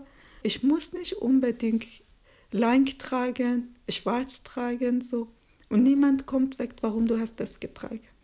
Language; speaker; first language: German; non-native, learner; Persian